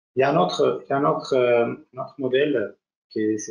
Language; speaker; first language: French; non-native, fluent; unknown